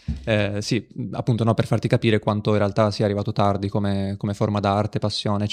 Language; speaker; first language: Italian; native; Italian